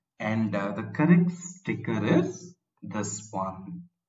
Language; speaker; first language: English; non-native, local second language; Tamil